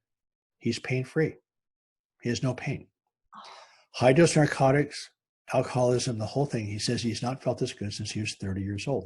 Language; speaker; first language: English; native; English